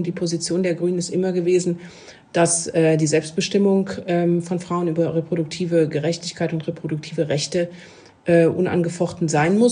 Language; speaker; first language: German; native; German